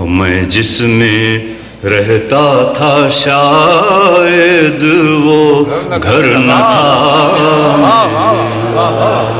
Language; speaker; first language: Urdu; native; Urdu